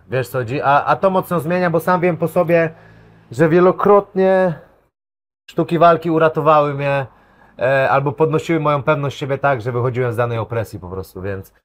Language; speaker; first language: Polish; native; Polish